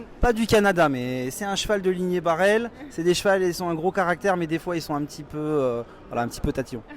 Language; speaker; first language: French; native; French